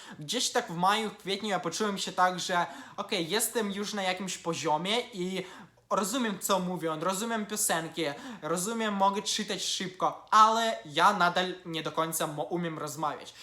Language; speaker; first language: Polish; non-native, fluent; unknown